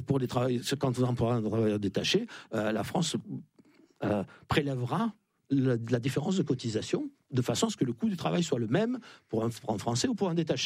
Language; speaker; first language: French; native; French